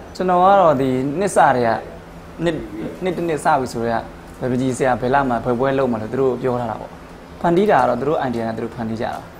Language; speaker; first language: Burmese; native; Burmese